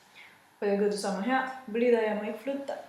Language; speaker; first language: Danish; non-native, fluent; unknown